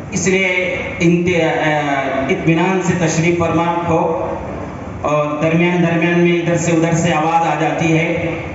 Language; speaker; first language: Urdu; native; Urdu